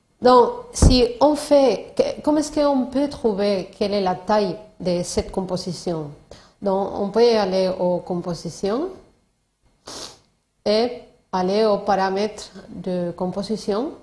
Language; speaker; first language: French; non-native, learner; Spanish